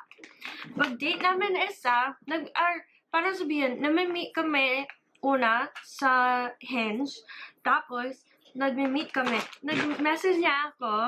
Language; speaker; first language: Filipino; early bilingual, heritage; English